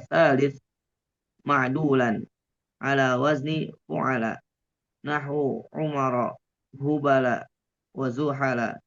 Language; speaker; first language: Arabic; non-native, learner; Indonesian